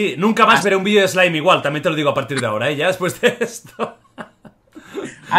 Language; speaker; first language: Spanish; native; Spanish